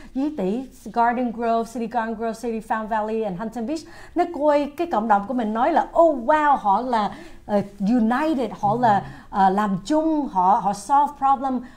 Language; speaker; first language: Vietnamese; early bilingual, heritage; Vietnamese